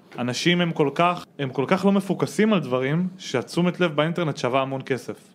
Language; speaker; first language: Hebrew; native; Hebrew